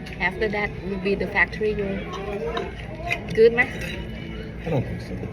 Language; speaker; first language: English; non-native, learner; Thai